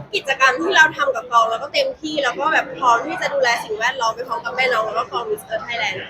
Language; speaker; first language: Thai; non-native, local second language; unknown